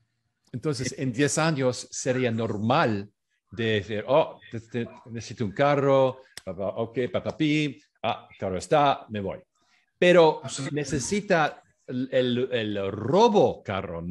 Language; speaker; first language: Spanish; non-native, fluent; French